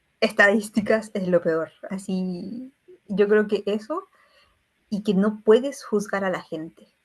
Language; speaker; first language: Spanish; native; Spanish